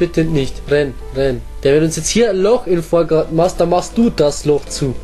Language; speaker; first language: German; native; German